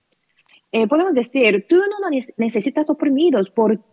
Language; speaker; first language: Spanish; non-native, learner; Korean